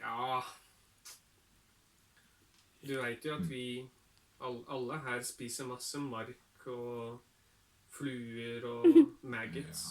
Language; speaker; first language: Norwegian; non-native, fluent; Lithuanian